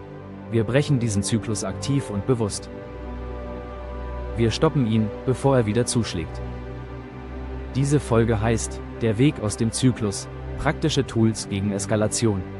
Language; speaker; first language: German; native; German